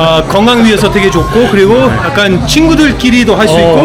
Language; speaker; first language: Korean; non-native, fluent; English